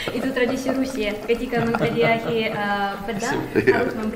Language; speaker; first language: Indonesian; non-native, fluent; Russian